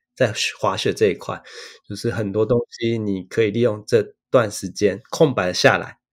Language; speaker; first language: Chinese; native; Chinese